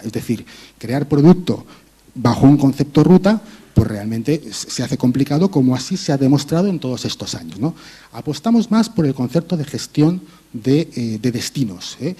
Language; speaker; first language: Spanish; native; Spanish